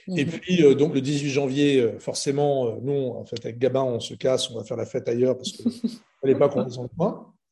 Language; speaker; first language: French; non-native, local second language; Arabic